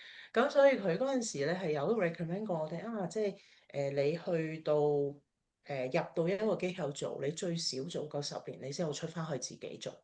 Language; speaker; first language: Cantonese; native; Cantonese